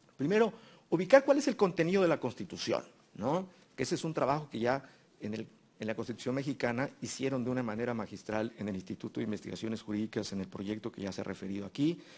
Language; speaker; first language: Spanish; native; Spanish